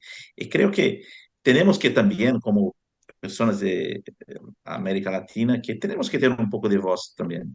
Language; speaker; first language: Spanish; non-native, fluent; Portuguese